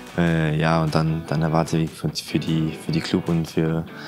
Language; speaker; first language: German; non-native, fluent; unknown